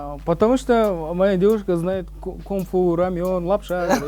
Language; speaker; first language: Russian; non-native, local second language; Kazakh